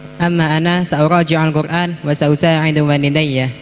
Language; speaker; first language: Arabic; non-native, learner; Indonesian